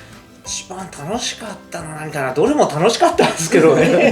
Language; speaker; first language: Japanese; native; Japanese